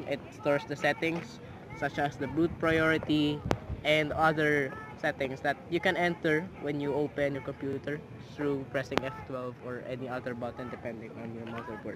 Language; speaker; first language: English; non-native, fluent; Filipino